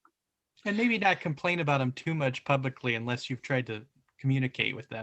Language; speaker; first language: English; native; English